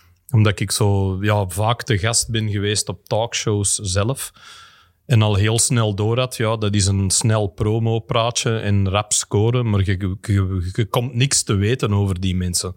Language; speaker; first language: Dutch; non-native, local second language; English